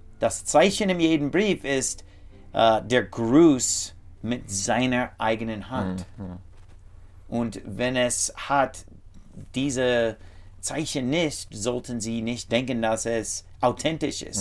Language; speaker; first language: German; non-native, learner; English